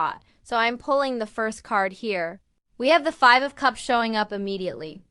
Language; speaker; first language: English; native; English